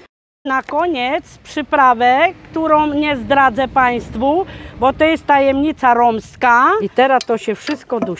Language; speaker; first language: Polish; non-native, local second language; Romany